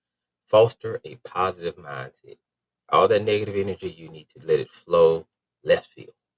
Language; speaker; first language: English; native; English